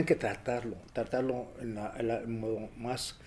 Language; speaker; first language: Spanish; early bilingual, other home language; English